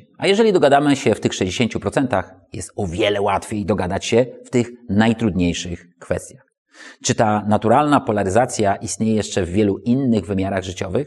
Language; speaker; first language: Polish; native; Polish